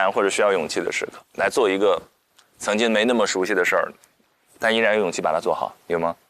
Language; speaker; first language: Chinese; native; Chinese